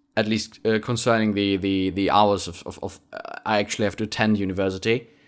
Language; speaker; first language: English; non-native, fluent; German